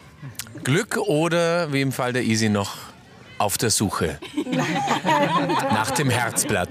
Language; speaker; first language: German; native; German